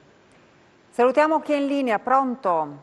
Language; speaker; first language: Italian; native; Italian